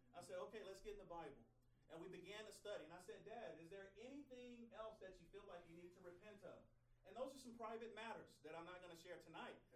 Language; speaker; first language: English; native; English